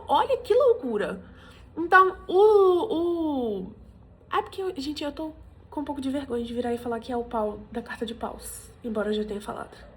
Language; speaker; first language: Portuguese; native; Portuguese